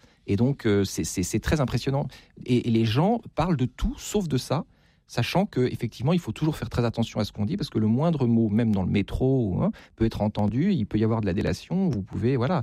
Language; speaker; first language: French; native; French